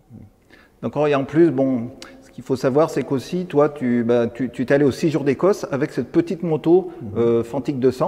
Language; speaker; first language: French; native; French